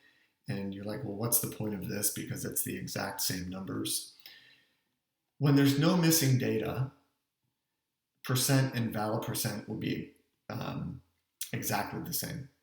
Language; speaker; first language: English; native; English